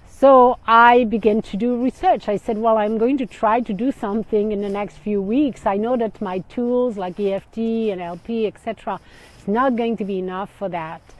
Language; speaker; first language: English; non-native, fluent; French